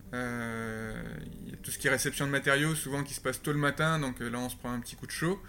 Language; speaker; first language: French; native; French